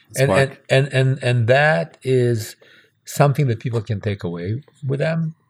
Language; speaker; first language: English; early bilingual, other home language; Russian